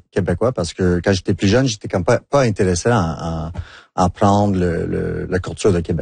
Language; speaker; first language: French; non-native, local second language; English